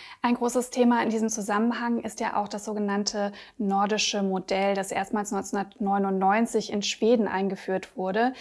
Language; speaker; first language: German; native; German